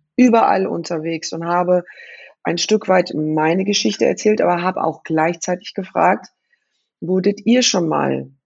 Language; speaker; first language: German; native; German